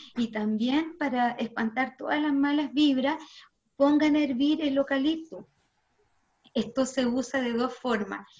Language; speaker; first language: Spanish; native; Spanish